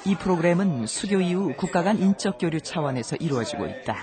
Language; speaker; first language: Korean; native; Korean